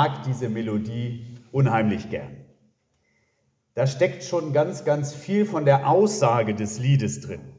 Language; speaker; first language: German; native; German